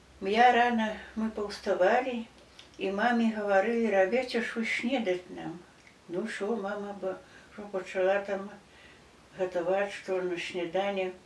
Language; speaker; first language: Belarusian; native; Belarusian